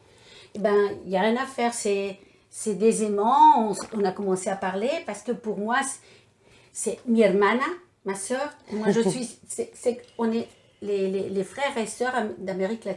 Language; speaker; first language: French; non-native, fluent; Spanish